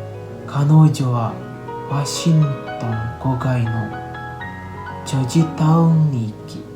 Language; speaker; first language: Japanese; non-native, learner; Indonesian